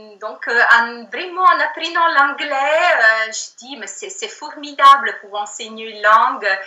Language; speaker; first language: French; non-native, fluent; Italian